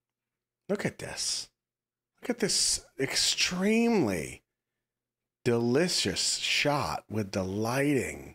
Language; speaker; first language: English; native; English